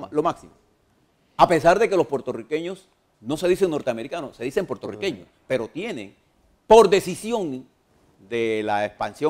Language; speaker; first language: Spanish; native; Spanish